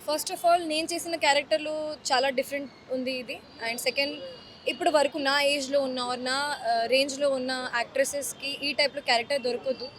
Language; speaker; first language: Telugu; non-native, fluent; Hindi